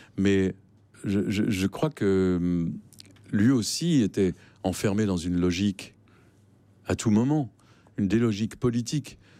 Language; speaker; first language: French; native; French